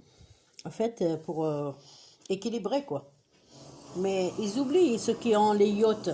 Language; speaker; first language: French; non-native, local second language; Kabyle